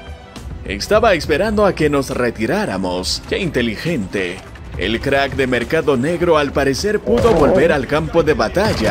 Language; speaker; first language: Spanish; native; Spanish